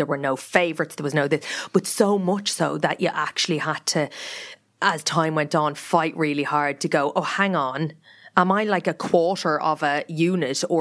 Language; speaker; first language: English; native; English